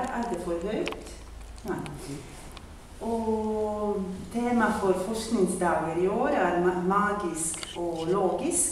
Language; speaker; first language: Norwegian; non-native, fluent; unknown